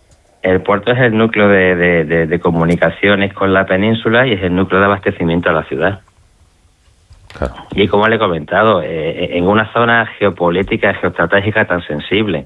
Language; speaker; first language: Spanish; native; Spanish